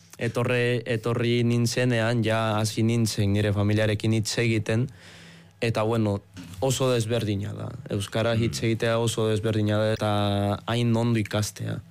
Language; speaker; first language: Basque; non-native, fluent; Spanish